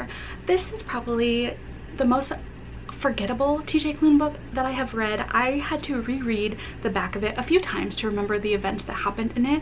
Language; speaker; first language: English; native; English